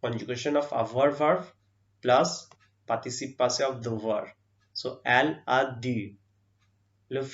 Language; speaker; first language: French; non-native, learner; Hindi